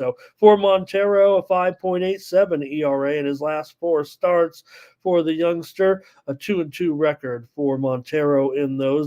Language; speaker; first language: English; native; English